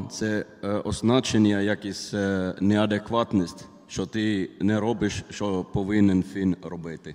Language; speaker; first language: Ukrainian; non-native, learner; Finnish